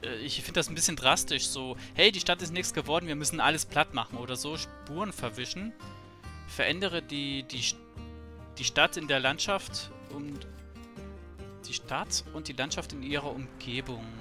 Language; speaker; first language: German; native; German